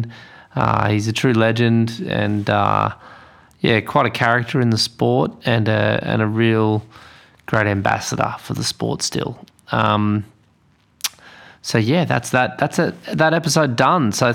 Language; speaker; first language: English; native; English